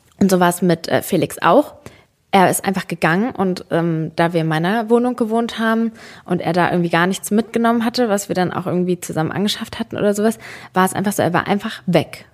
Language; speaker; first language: German; early bilingual, other home language; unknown